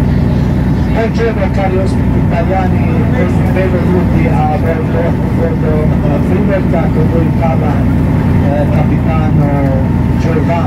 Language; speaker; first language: Italian; non-native, local second language; Croatian